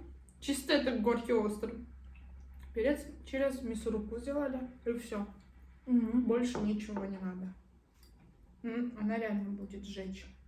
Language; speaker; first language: Russian; non-native, local second language; Kazakh